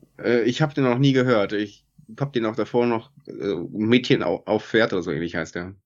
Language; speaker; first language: German; native; German